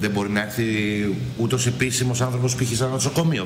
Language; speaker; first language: Greek; native; Greek